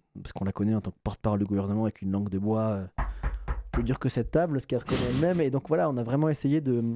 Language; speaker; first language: French; native; French